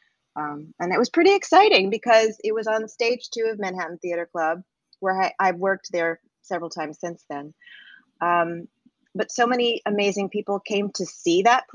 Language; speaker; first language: English; native; English